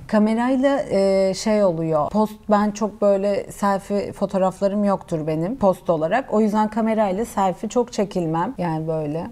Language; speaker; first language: Turkish; early bilingual, heritage; Turkish